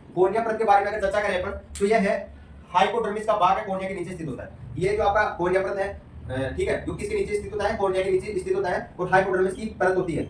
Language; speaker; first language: Hindi; native; Hindi